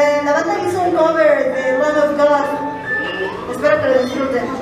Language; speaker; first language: Spanish; native; Spanish